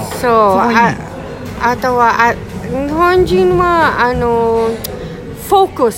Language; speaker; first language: Japanese; non-native, learner; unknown